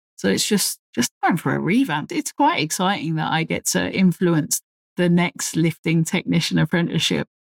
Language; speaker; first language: English; native; English